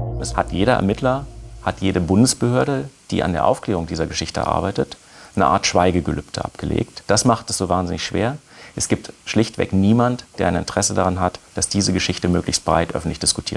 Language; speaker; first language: German; native; German